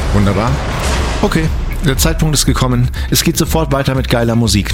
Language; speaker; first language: German; native; German